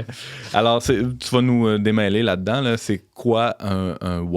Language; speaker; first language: French; native; French